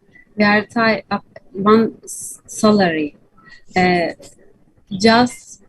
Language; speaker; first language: English; non-native, learner; Turkish